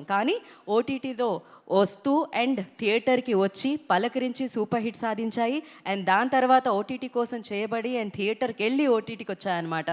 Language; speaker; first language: Telugu; native; Telugu